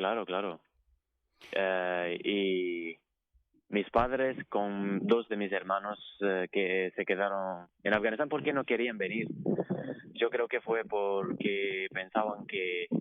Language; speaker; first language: Spanish; non-native, fluent; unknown